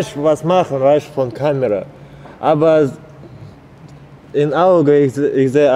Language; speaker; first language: German; non-native, learner; Russian